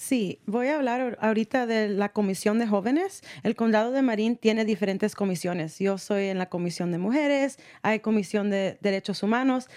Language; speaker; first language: Spanish; early bilingual, heritage; Spanish